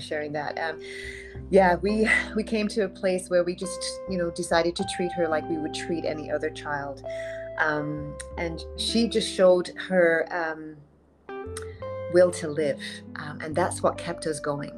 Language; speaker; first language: English; native; English